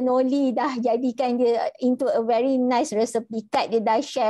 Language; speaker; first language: English; non-native, local second language; Malay